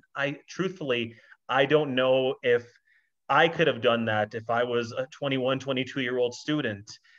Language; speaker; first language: English; native; English